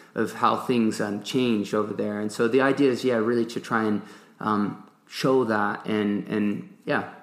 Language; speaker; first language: English; early bilingual, other home language; French